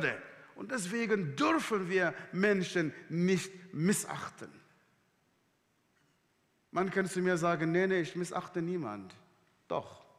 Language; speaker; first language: German; non-native, fluent; Arabic